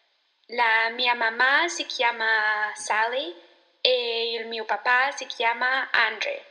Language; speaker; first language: Italian; non-native, learner; English